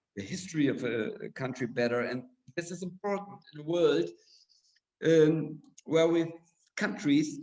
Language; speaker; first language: English; non-native, fluent; German